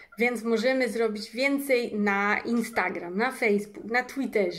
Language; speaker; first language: Polish; early bilingual, heritage; English